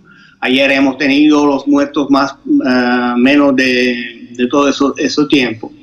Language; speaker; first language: Spanish; non-native, fluent; Italian